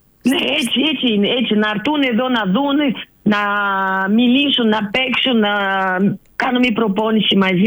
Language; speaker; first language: Greek; non-native, learner; Russian